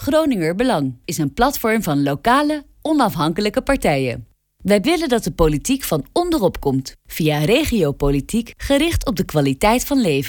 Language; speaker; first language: Dutch; native; Dutch